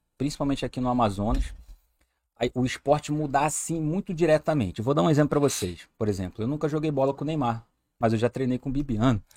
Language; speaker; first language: Portuguese; native; Portuguese